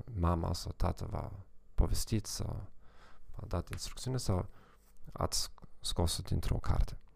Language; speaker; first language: Romanian; non-native, fluent; German